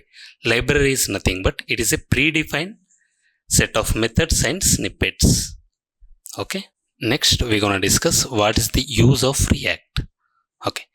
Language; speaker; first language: English; non-native, local second language; Telugu